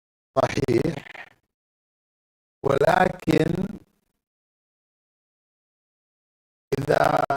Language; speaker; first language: Arabic; non-native, fluent; English